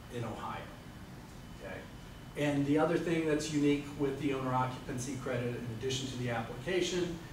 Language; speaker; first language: English; native; English